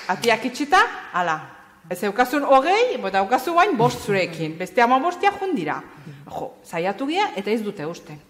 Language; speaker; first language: Basque; non-native, fluent; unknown